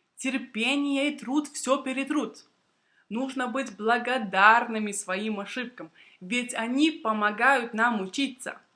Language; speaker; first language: Russian; native; Russian